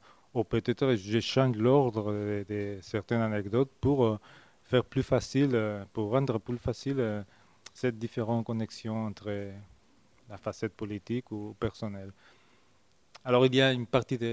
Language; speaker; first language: French; non-native, fluent; Spanish